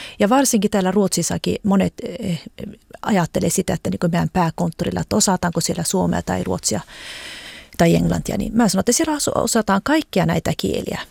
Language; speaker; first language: Finnish; early bilingual, heritage; Finnish